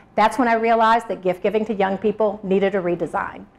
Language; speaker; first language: English; native; English